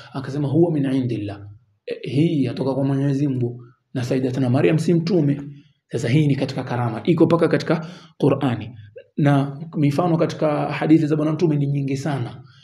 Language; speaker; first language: Swahili; native; Swahili